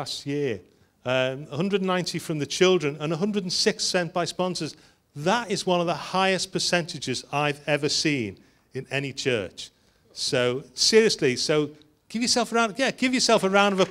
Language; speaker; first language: English; native; English